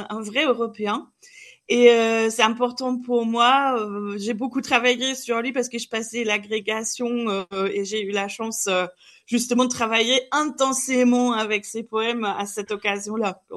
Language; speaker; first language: French; non-native, fluent; German